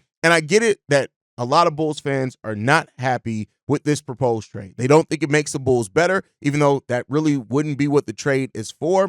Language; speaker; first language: English; native; English